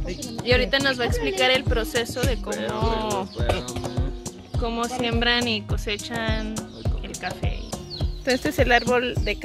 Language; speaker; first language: Spanish; early bilingual, other home language; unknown